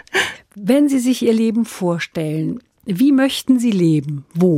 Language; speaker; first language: German; native; German